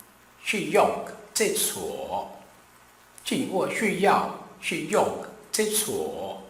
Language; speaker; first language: Chinese; non-native, learner; Portuguese